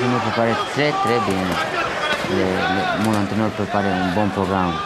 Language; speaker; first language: French; non-native, learner; Romanian